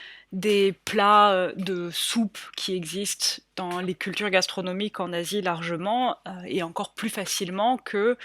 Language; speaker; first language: French; native; French